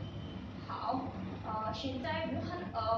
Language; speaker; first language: Chinese; non-native, learner; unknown